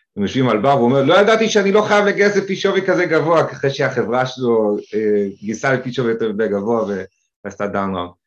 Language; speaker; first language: Hebrew; native; Hebrew